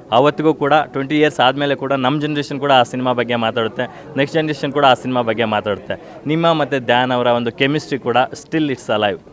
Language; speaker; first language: Kannada; native; Kannada